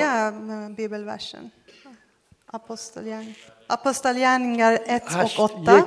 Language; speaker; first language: Swedish; non-native, fluent; Persian